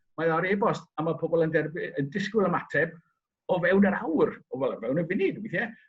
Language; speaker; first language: Welsh; native; Welsh